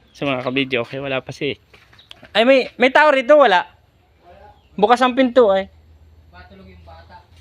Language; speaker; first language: Filipino; native; Filipino